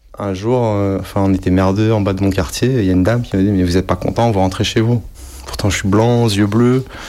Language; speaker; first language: French; native; French